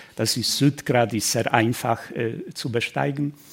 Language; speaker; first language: German; non-native, fluent; Polish